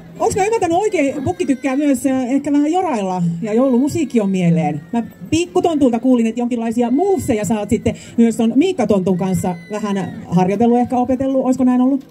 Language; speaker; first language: Finnish; native; Finnish